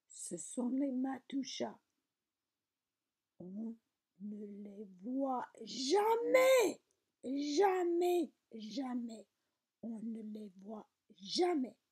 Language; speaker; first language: French; non-native, learner; English